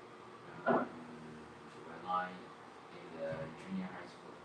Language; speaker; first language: English; non-native, learner; Chinese